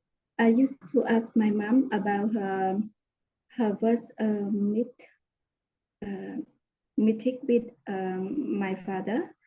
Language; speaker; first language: English; non-native, learner; Khmer